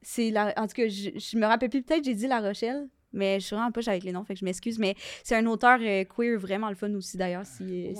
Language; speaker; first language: French; native; French